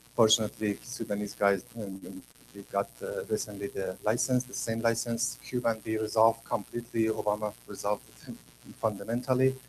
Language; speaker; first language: English; non-native, learner; Persian